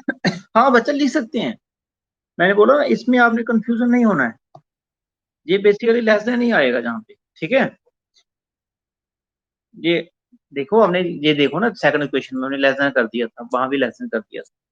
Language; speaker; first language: Hindi; non-native, local second language; Punjabi